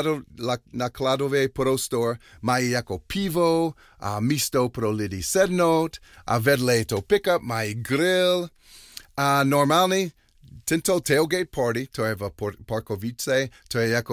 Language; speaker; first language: Czech; non-native, learner; English